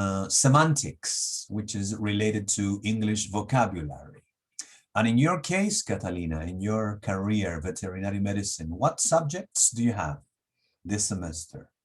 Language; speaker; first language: English; non-native, fluent; Spanish